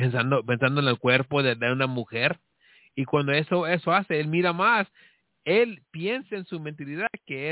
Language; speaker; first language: Spanish; early bilingual, heritage; Spanish